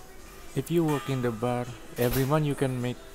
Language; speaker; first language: English; non-native, learner; Indonesian